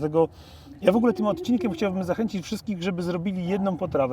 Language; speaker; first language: Polish; native; Polish